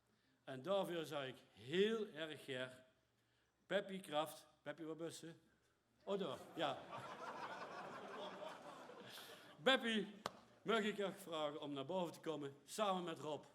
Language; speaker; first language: Dutch; native; Dutch